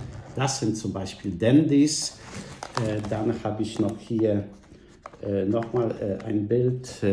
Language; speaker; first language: German; non-native, fluent; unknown